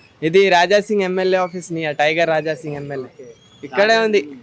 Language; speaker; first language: Telugu; non-native, local second language; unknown